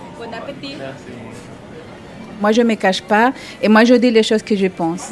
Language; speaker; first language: French; non-native, fluent; Spanish